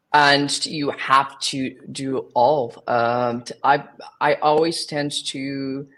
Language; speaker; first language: English; non-native, fluent; Portuguese